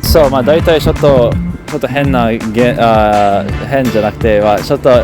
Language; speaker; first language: Japanese; non-native, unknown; English